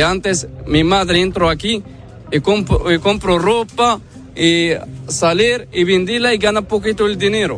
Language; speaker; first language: Spanish; non-native, learner; Arabic